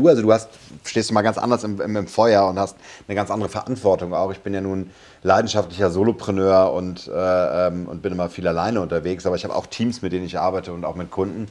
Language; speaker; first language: German; native; German